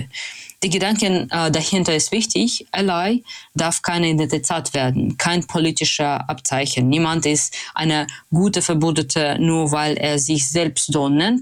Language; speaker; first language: German; non-native, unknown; Russian